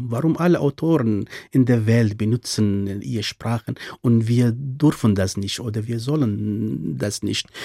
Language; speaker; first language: German; non-native, fluent; Arabic